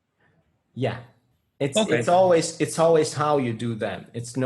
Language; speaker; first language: English; non-native, fluent; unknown